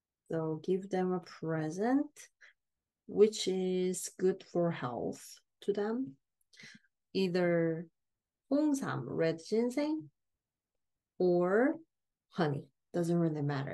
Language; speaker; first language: English; non-native, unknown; Korean